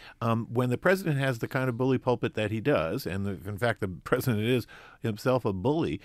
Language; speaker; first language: English; native; English